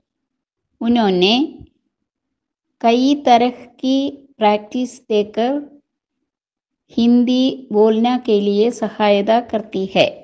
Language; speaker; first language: Hindi; non-native, learner; Malayalam